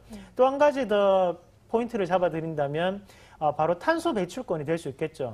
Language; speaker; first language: Korean; native; Korean